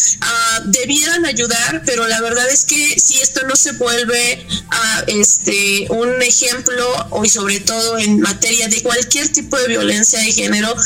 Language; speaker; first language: Spanish; native; Spanish